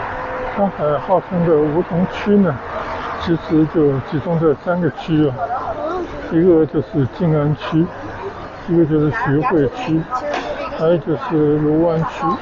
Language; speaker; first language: Chinese; native; Chinese